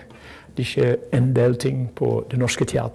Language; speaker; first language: Norwegian; non-native, fluent; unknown